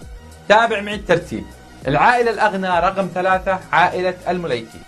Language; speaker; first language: Arabic; native; Arabic